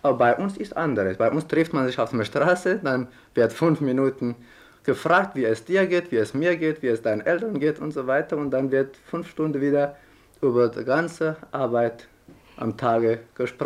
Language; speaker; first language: German; non-native, fluent; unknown